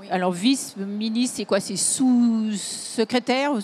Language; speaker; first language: French; native; French